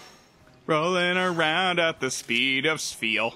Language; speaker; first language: English; native; English